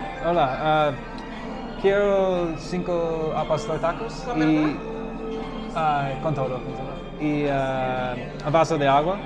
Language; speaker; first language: Spanish; non-native, learner; English